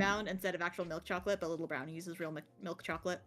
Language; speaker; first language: English; native; English